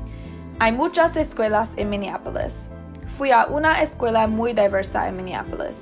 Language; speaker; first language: Spanish; non-native, learner; English